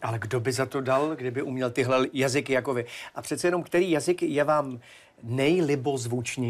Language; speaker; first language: Czech; native; Czech